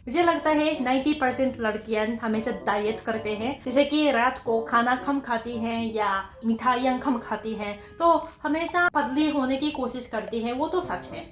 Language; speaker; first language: Hindi; non-native, fluent; Japanese